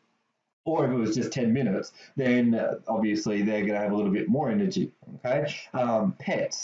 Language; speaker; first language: English; native; English